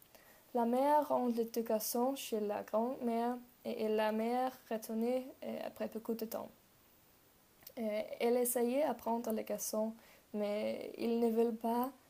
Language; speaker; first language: French; non-native, learner; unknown